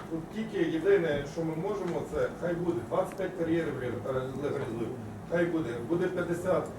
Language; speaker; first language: Ukrainian; native; Ukrainian